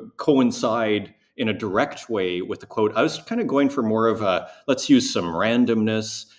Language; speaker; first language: English; native; English